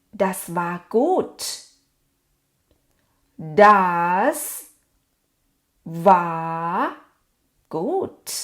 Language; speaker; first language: German; non-native, fluent; Thai